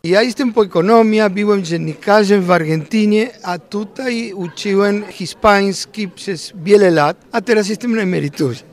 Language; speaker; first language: Polish; non-native, fluent; Spanish